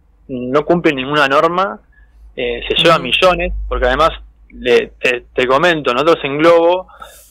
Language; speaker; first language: Spanish; native; Spanish